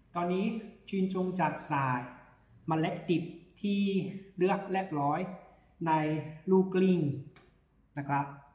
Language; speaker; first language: Thai; non-native, learner; Chinese